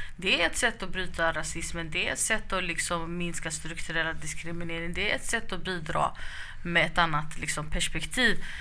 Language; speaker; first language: Swedish; early bilingual, other home language; Somali